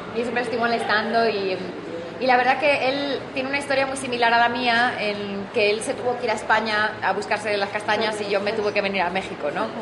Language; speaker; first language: Spanish; native; Spanish